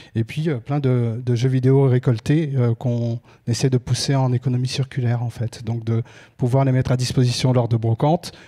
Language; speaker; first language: French; native; French